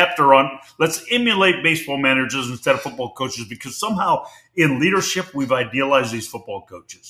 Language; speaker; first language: English; native; English